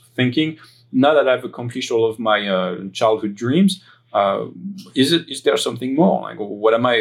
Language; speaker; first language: English; non-native, fluent; French